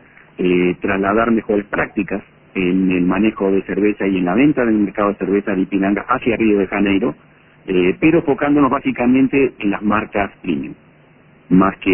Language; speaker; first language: Spanish; native; Spanish